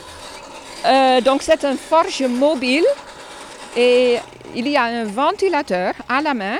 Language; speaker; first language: French; non-native, fluent; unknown